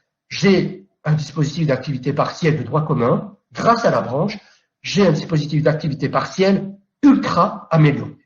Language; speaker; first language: French; native; French